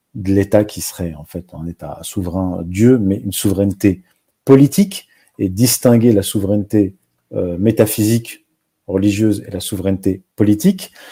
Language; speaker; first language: French; non-native, local second language; Arabic